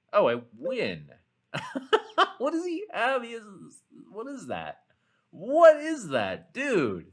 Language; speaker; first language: English; native; English